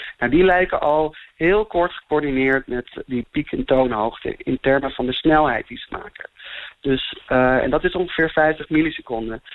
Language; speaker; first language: Dutch; native; Dutch